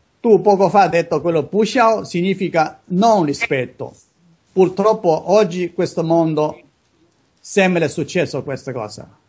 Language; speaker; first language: Italian; non-native, learner; Chinese